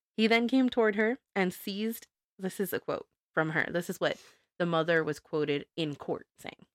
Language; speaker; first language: English; native; English